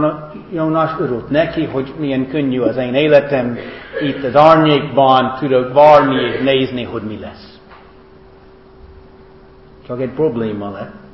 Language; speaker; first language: Hungarian; non-native, fluent; English